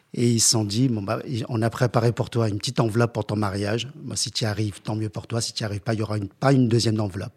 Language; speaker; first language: French; early bilingual, other home language; Chinese